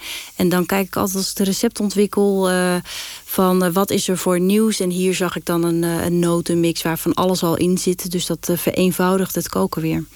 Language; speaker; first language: Dutch; native; Dutch